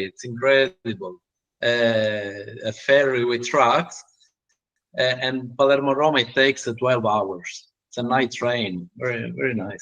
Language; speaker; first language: English; non-native, learner; Italian